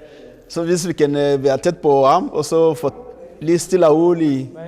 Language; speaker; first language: Danish; non-native, learner; French